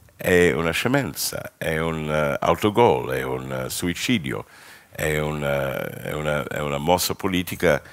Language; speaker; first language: Italian; non-native, fluent; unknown